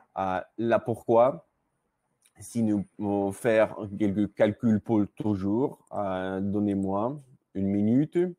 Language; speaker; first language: French; non-native, learner; Russian